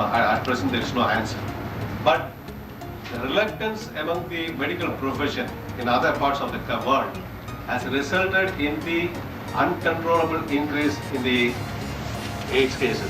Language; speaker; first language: English; non-native, local second language; Tamil